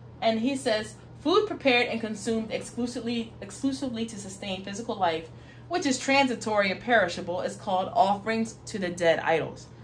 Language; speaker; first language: English; native; English